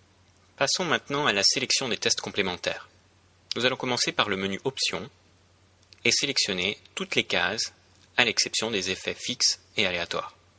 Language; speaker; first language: French; native; French